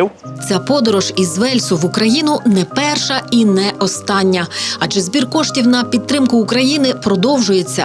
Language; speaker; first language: Ukrainian; native; Ukrainian